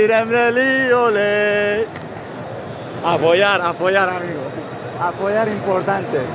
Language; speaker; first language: Spanish; non-native, learner; Azerbaijani